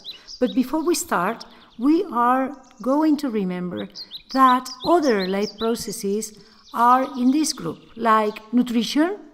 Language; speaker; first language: English; non-native, fluent; Spanish